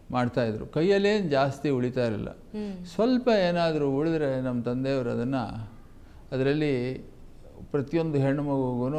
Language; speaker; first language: Kannada; native; Kannada